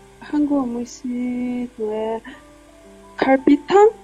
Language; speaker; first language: Korean; non-native, learner; Chinese